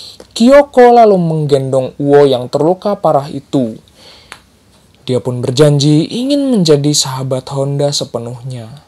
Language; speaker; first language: Indonesian; native; Indonesian